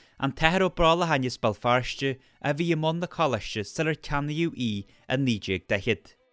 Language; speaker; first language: Irish; native; Irish